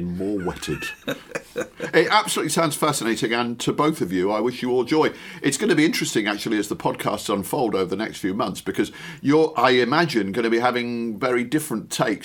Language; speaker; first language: English; native; English